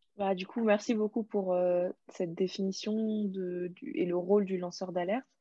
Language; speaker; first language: French; native; French